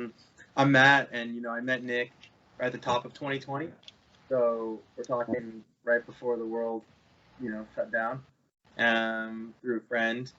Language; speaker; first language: English; native; English